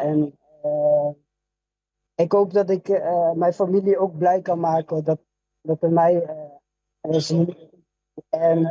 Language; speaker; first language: Dutch; early bilingual, other home language; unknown